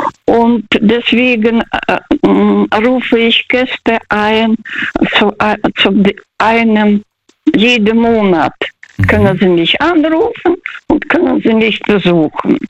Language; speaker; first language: German; non-native, fluent; Russian